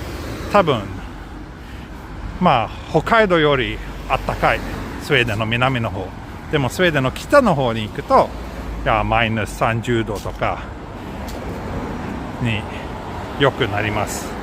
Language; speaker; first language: Japanese; non-native, fluent; Swedish